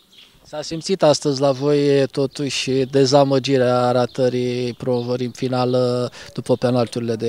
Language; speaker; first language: Romanian; native; Romanian